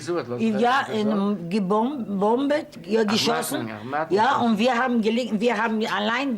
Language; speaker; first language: German; non-native, fluent; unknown